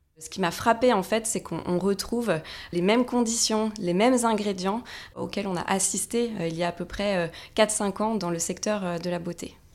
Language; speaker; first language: French; native; French